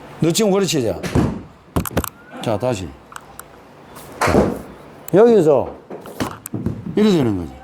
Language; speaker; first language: Korean; native; Korean